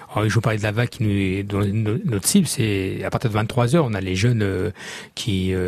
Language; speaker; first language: French; native; French